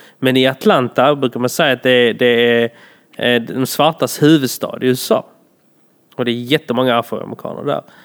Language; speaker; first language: Swedish; early bilingual, other home language; Polish